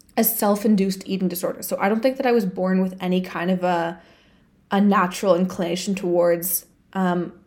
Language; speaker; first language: English; non-native, fluent; Bulgarian